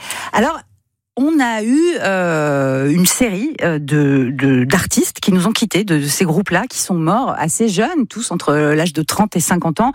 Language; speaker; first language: French; native; French